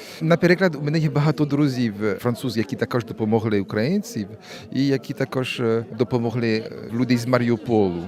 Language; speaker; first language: Ukrainian; non-native, learner; French